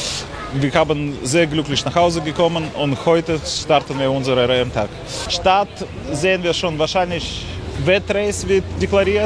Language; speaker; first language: German; non-native, learner; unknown